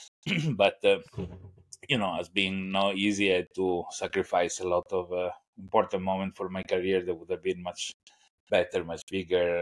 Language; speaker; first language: English; non-native, fluent; Italian